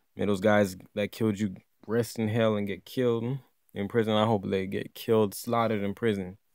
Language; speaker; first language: English; native; English